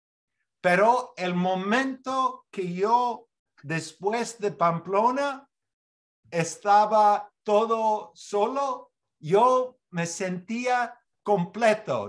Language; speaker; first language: Spanish; non-native, fluent; English